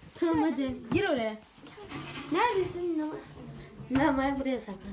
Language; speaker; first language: Turkish; native; Turkish